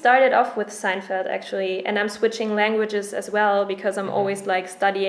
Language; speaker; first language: English; non-native, fluent; German